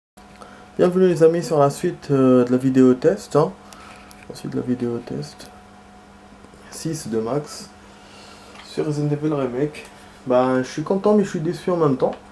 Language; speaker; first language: French; native; French